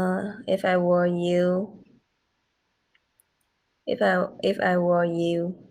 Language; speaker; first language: English; non-native, learner; Vietnamese